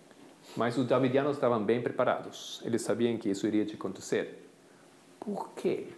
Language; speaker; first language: Portuguese; non-native, fluent; Spanish